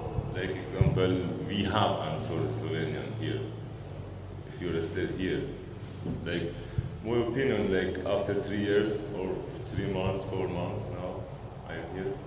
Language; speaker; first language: English; non-native, learner; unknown